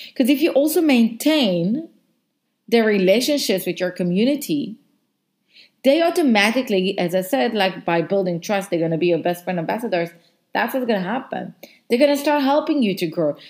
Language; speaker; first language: English; non-native, fluent; Hebrew